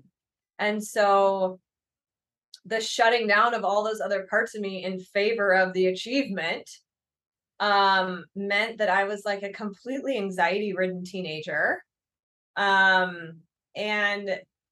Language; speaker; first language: English; native; English